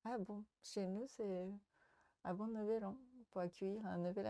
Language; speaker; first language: French; non-native, learner; Japanese